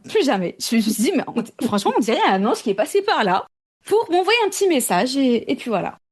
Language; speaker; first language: French; non-native, local second language; Arabic